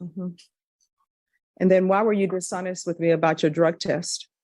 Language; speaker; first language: English; native; English